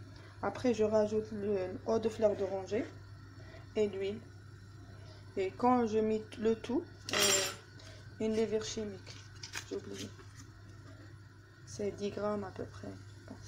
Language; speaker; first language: French; non-native, learner; Arabic